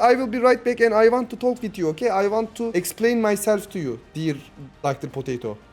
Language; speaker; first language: English; non-native, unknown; Turkish